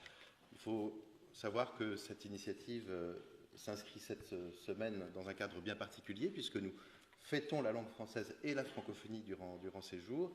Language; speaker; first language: French; native; French